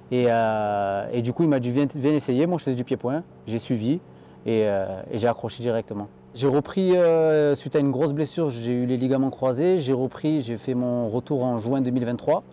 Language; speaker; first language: French; native; French